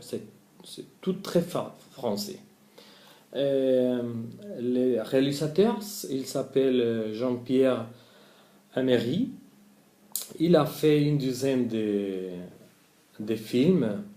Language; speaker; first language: French; non-native, learner; Spanish